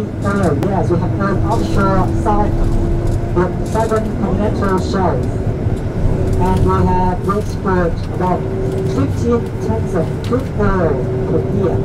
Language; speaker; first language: English; non-native, learner; Vietnamese